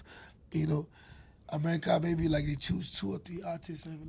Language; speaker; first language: English; non-native, local second language; Yoruba